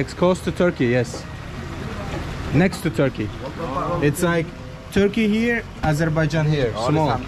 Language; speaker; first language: English; non-native, fluent; Azerbaijani